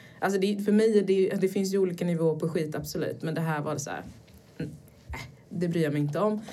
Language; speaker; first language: Swedish; early bilingual, other home language; Portuguese